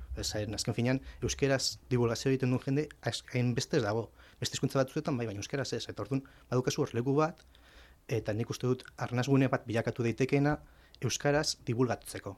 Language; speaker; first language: Basque; native; Basque